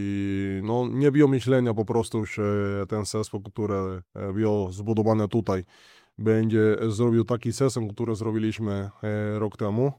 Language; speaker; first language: Polish; non-native, learner; Spanish